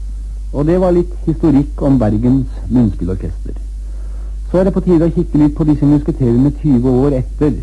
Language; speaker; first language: Norwegian; native; Norwegian